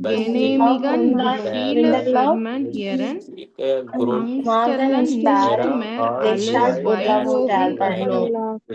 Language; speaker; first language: German; non-native, learner; Tamil